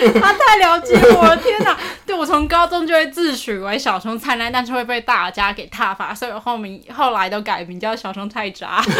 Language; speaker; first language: Chinese; native; Chinese